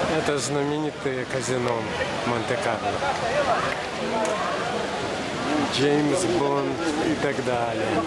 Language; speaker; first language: Russian; non-native, fluent; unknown